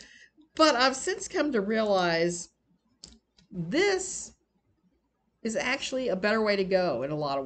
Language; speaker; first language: English; native; English